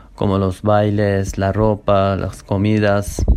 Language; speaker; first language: Spanish; non-native, learner; Turkish